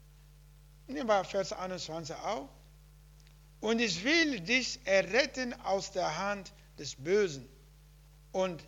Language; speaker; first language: German; non-native, learner; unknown